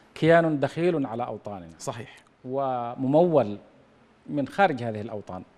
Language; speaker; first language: Arabic; native; Arabic